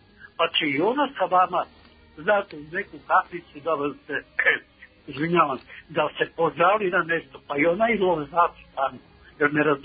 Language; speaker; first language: Serbian; native; Serbian